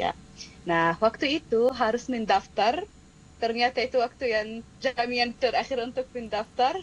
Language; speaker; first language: Indonesian; non-native, fluent; Arabic